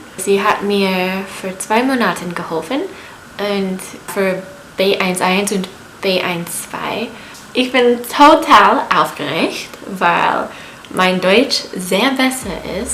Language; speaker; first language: German; non-native, learner; English